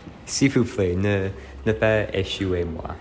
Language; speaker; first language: French; non-native, learner; English